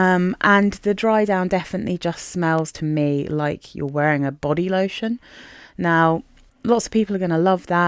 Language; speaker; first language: English; native; English